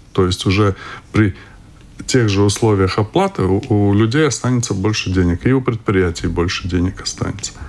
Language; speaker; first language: Russian; non-native, local second language; Latvian